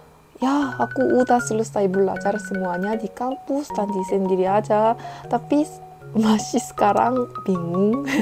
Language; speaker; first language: Indonesian; non-native, fluent; Korean